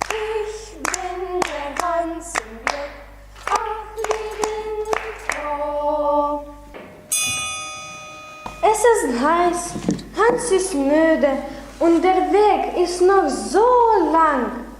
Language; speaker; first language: German; non-native, learner; Lithuanian